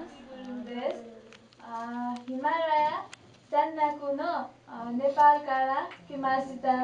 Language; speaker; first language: Japanese; non-native, learner; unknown